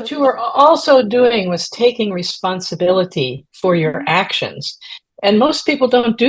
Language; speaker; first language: English; native; English